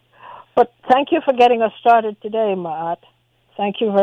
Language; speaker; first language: English; native; English